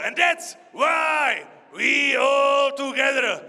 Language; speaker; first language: English; non-native, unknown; Czech